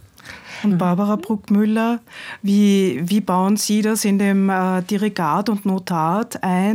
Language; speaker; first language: German; native; German